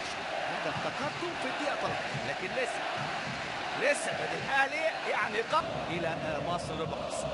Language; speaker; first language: Arabic; native; Arabic